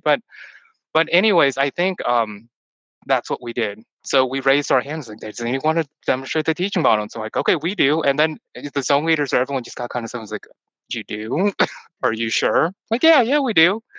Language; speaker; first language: English; early bilingual, other home language; Chinese